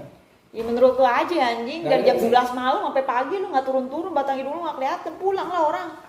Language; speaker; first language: Indonesian; native; Indonesian